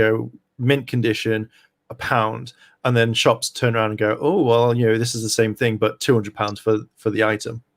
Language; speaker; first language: English; native; English